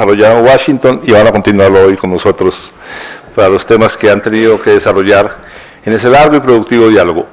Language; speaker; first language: Spanish; native; Spanish